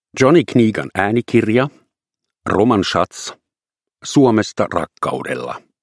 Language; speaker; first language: Finnish; non-native, fluent; German